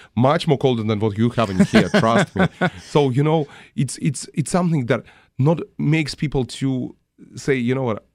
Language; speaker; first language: English; non-native, fluent; Russian